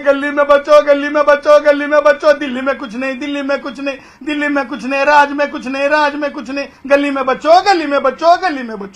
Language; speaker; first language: Hindi; non-native, local second language; Marathi